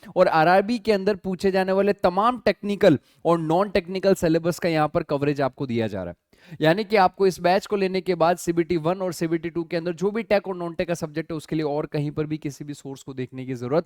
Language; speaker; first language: Hindi; native; Hindi